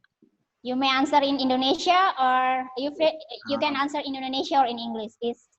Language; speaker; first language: English; non-native, learner; Indonesian